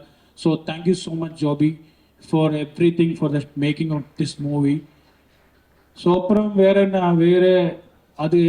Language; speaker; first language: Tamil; non-native, learner; Malayalam